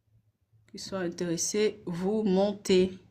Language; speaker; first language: French; native; French